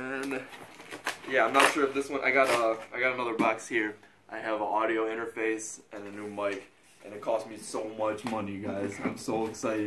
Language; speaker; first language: English; native; English